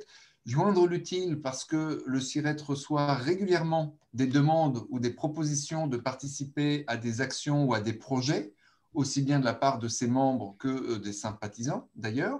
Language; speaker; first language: French; native; French